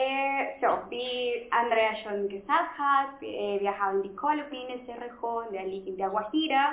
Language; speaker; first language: German; non-native, fluent; Spanish